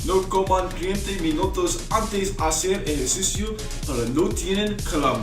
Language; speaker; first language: Spanish; non-native, learner; English